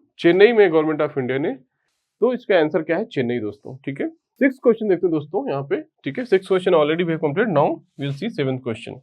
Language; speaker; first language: Hindi; native; Hindi